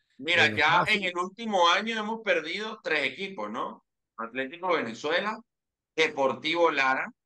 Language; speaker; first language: Spanish; native; Spanish